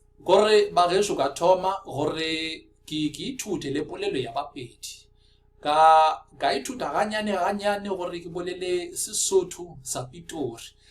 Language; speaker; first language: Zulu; non-native, local second language; Afrikaans